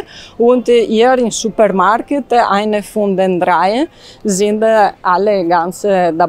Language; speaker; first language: German; non-native, learner; Italian